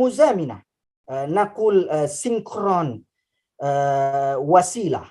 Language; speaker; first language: Arabic; non-native, fluent; Indonesian